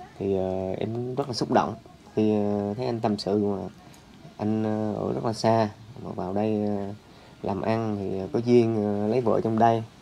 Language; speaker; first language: Vietnamese; native; Vietnamese